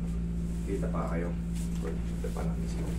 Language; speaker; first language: Filipino; native; Filipino